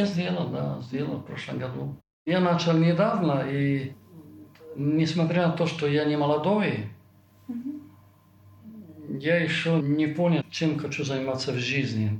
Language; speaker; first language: Russian; non-native, fluent; Italian